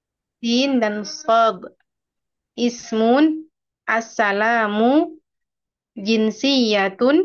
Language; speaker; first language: Arabic; non-native, learner; Indonesian